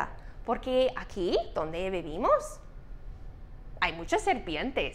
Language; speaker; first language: Spanish; non-native, fluent; English